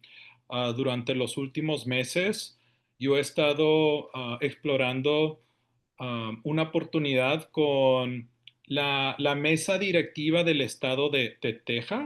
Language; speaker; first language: Spanish; early bilingual, heritage; Spanish